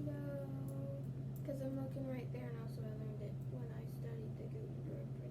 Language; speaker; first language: English; native; English